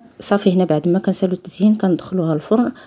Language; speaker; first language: Arabic; native; Arabic